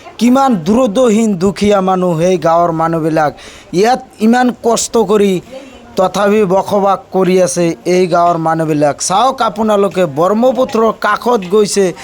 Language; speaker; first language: Assamese; non-native, local second language; Bangla